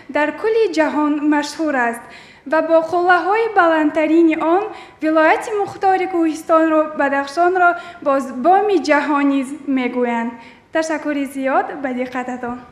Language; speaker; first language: Tajik; non-native, local second language; Shughni